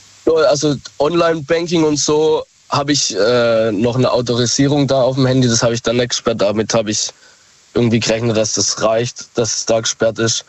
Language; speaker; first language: German; native; German